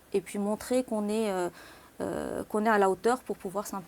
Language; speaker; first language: French; non-native, local second language; Arabic